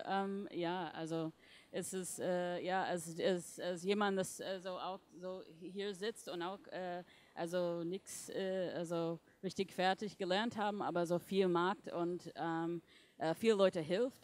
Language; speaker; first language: German; non-native, fluent; English